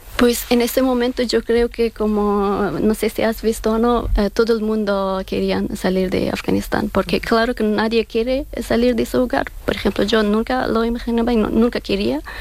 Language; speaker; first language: Spanish; non-native, learner; Persian